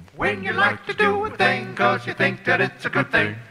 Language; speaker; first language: English; native; English